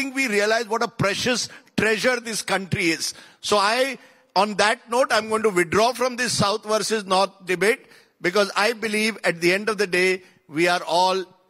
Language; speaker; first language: English; non-native, local second language; Konkani